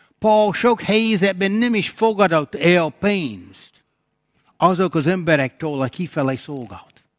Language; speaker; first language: Hungarian; non-native, fluent; English